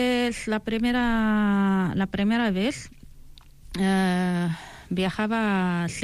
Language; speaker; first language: Spanish; non-native, learner; Arabic